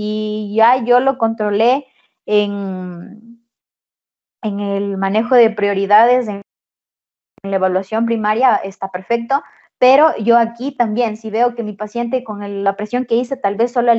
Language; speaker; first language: Spanish; native; Spanish